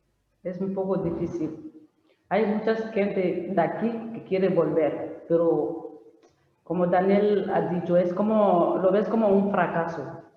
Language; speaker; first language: Spanish; non-native, learner; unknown